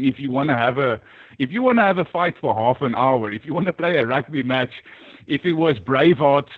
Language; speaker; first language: English; non-native, local second language; Afrikaans